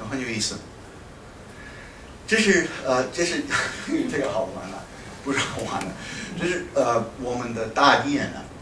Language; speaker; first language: Chinese; non-native, fluent; English